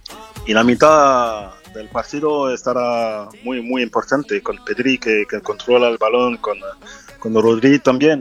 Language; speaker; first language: Spanish; non-native, fluent; French